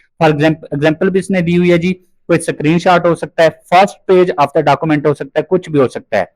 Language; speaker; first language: Urdu; non-native, local second language; Punjabi